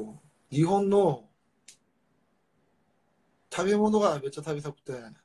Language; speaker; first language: Japanese; non-native, fluent; Korean